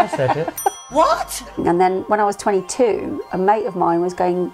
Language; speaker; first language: English; native; English